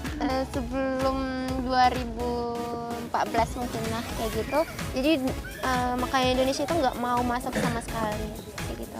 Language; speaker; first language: Indonesian; early bilingual, heritage; Indonesian